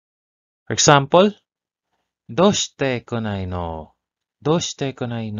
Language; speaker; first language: Japanese; non-native, learner; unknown